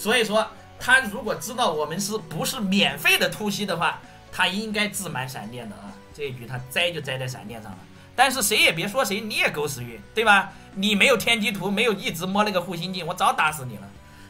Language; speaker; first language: Chinese; native; Chinese